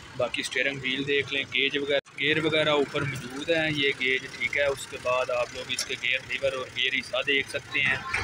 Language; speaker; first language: Urdu; non-native, local second language; Punjabi